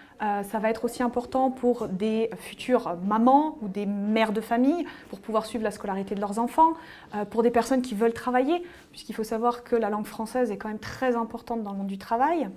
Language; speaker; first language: French; native; French